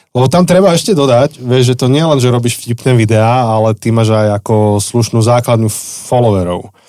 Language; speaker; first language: Slovak; native; Slovak